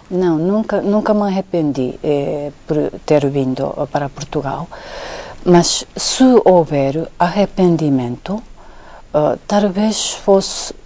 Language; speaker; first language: Portuguese; non-native, fluent; Japanese